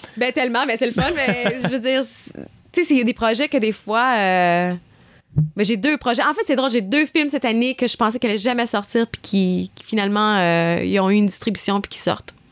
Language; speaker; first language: French; native; French